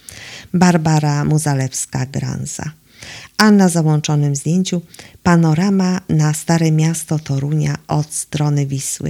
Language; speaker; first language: Polish; native; Polish